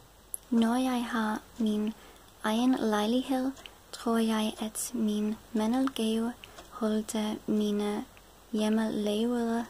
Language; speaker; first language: Danish; non-native, learner; English